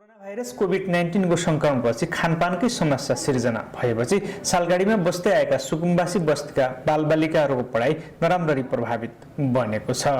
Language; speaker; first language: Nepali; native; Nepali